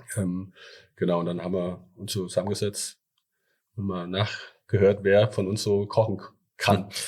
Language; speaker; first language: German; early bilingual, other home language; Thai